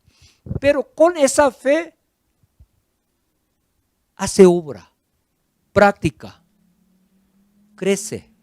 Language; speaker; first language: Spanish; non-native, fluent; Korean